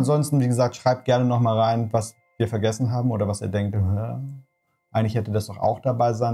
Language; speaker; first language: German; native; German